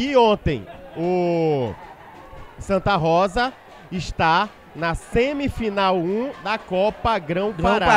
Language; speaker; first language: Portuguese; native; Portuguese